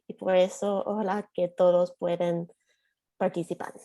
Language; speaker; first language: Spanish; non-native, learner; English